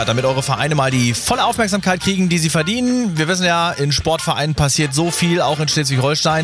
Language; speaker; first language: German; native; German